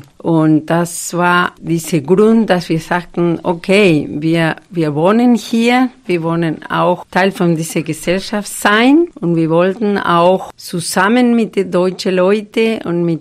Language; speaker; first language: German; non-native, fluent; Spanish